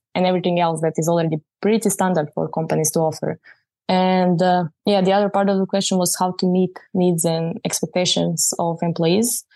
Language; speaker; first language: English; non-native, fluent; Croatian